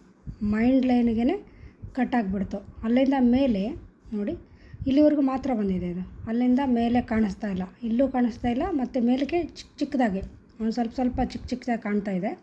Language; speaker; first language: Kannada; native; Kannada